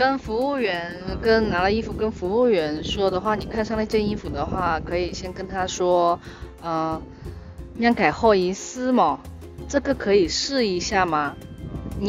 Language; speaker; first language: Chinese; non-native, local second language; Hakka Chinese